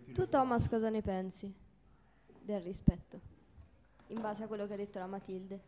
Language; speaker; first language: Italian; native; Italian